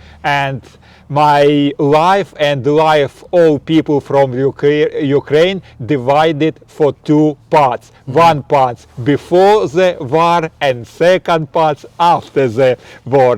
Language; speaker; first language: English; non-native, learner; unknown